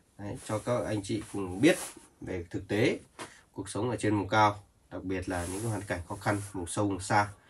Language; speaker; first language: Vietnamese; native; Vietnamese